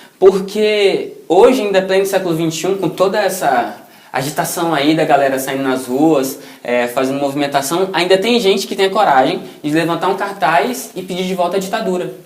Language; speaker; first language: Portuguese; native; Portuguese